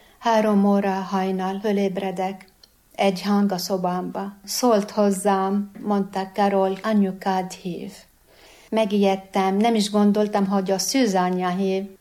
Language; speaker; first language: Hungarian; non-native, fluent; Arabic